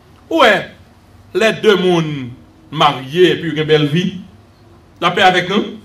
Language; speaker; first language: French; native; French